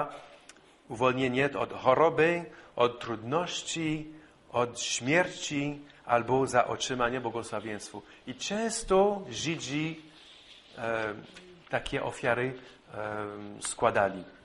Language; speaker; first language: Polish; non-native, fluent; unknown